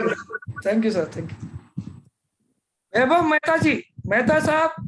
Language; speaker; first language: Hindi; native; Hindi